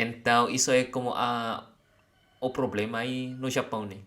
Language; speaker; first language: Portuguese; non-native, learner; Indonesian